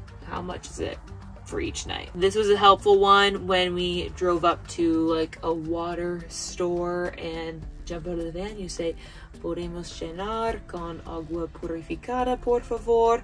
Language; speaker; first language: English; native; English